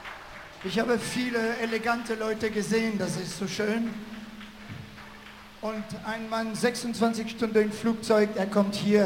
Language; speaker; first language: German; non-native, learner; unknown